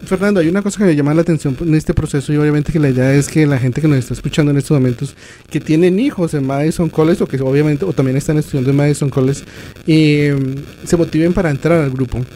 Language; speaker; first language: Spanish; native; Spanish